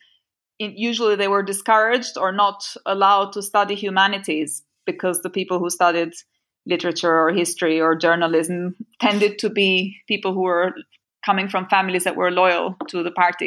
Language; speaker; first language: English; non-native, fluent; French